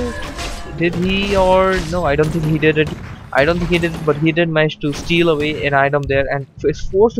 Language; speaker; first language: English; non-native, fluent; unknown